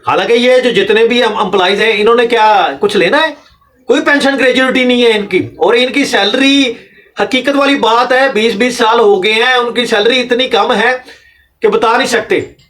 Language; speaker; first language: Urdu; non-native, local second language; Punjabi